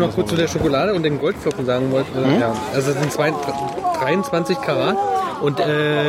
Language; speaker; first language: German; native; German